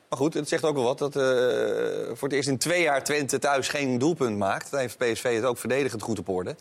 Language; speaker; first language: Dutch; native; Dutch